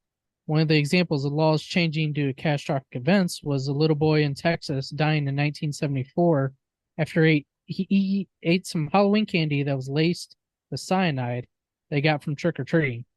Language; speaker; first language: English; native; English